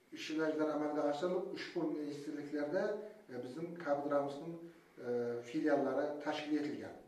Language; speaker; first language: Uzbek; non-native, local second language; Kara-Kalpak